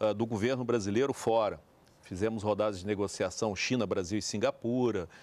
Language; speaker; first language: Portuguese; native; Portuguese